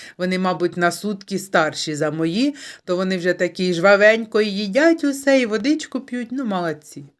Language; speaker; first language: Ukrainian; native; Ukrainian